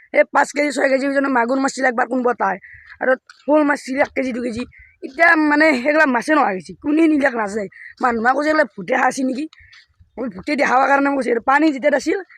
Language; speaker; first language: Assamese; non-native, local second language; Bangla